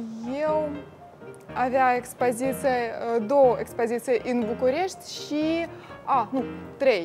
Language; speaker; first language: Romanian; non-native, learner; Russian